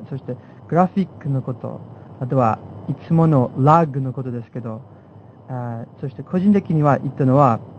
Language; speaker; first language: Japanese; non-native, fluent; English